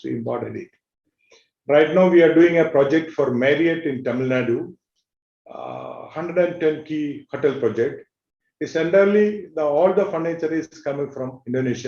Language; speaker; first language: English; non-native, local second language; Malayalam